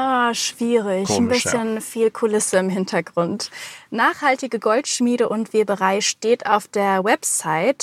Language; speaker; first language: German; native; German